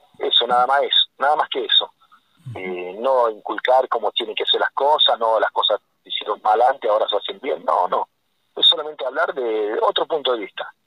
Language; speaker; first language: Spanish; native; Spanish